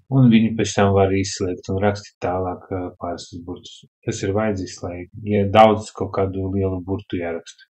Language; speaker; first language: Latvian; non-native, local second language; Russian